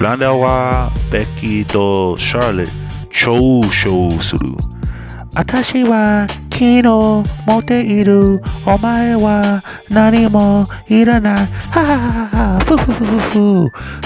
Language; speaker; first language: Japanese; non-native, learner; English